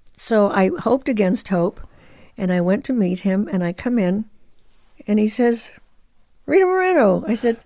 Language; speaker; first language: English; early bilingual, other home language; Spanish